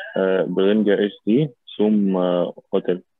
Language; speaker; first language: German; non-native, learner; Arabic